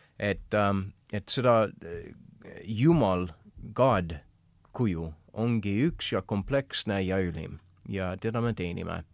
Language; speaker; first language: Estonian; non-native, fluent; English